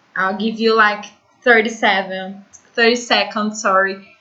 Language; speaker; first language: English; non-native, fluent; Portuguese